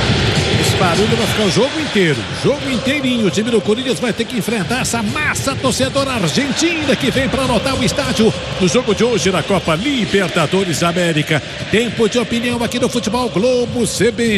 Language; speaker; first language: Portuguese; native; Portuguese